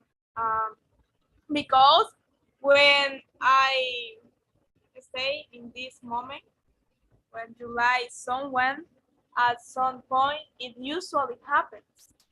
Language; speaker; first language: English; non-native, learner; Spanish